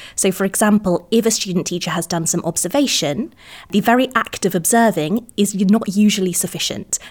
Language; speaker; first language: English; native; English